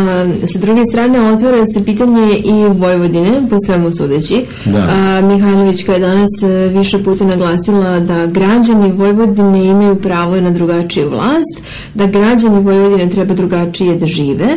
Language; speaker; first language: Serbian; native; Serbian